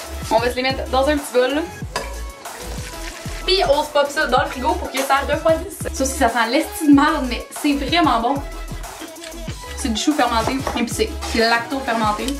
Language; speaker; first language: French; native; French